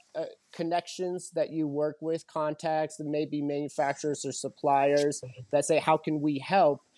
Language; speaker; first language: English; native; English